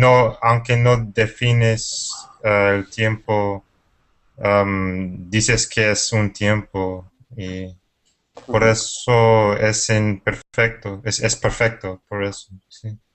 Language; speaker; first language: Spanish; non-native, fluent; English